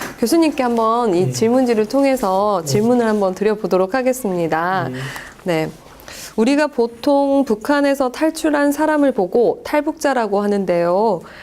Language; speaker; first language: Korean; native; Korean